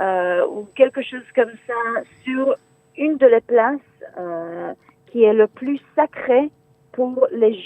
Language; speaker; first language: French; non-native, fluent; Hebrew